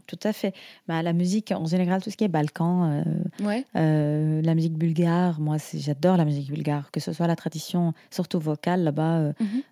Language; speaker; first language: French; non-native, fluent; Arabic